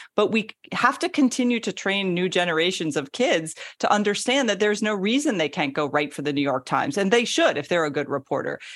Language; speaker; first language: English; native; English